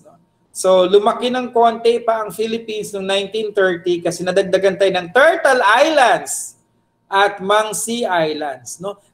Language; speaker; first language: Filipino; native; Filipino